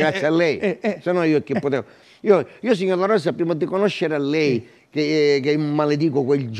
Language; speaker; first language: Italian; native; Italian